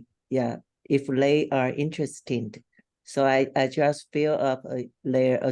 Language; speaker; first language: English; non-native, learner; Chinese